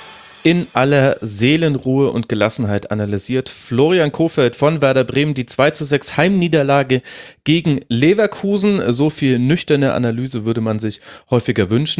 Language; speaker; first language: German; native; German